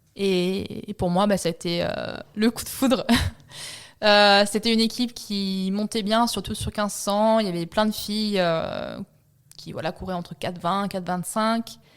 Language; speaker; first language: French; early bilingual, other home language; Italian